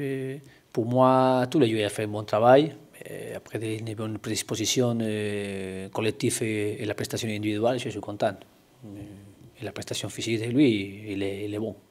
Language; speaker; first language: French; non-native, learner; Spanish